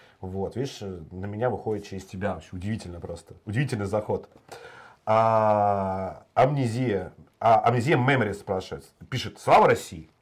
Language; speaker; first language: Russian; native; Russian